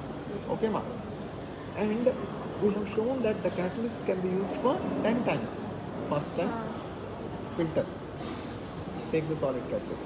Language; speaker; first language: English; non-native, local second language; Tamil